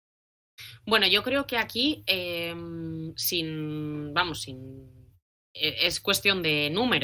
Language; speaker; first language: Spanish; native; Spanish